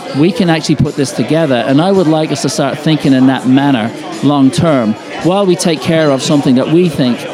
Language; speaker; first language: English; native; English